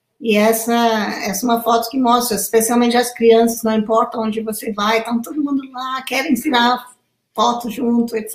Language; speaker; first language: Portuguese; non-native, fluent; English